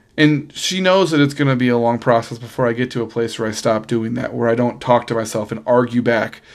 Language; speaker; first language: English; native; English